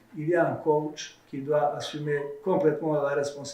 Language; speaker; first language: French; non-native, fluent; Serbian